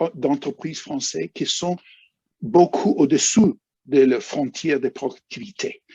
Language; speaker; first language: French; non-native, fluent; English